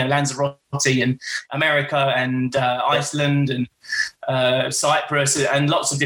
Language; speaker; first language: English; native; English